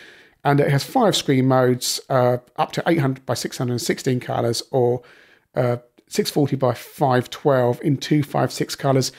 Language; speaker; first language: English; native; English